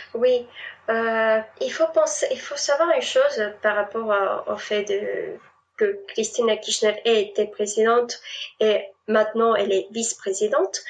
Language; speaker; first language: French; non-native, fluent; Spanish